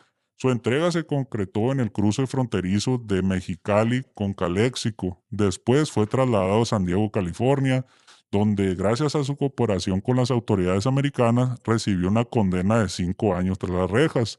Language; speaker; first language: Spanish; native; Spanish